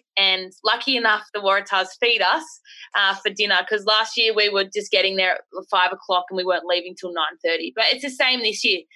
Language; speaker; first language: English; native; English